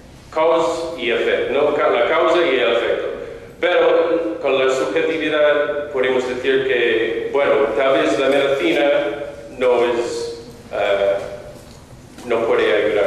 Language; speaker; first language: Spanish; non-native, fluent; English